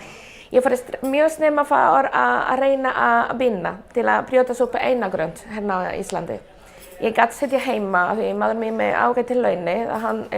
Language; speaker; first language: Icelandic; non-native, fluent; Spanish